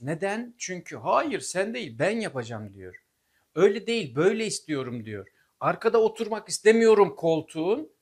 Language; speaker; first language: Turkish; native; Turkish